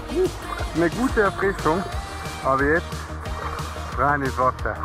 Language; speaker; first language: German; native; German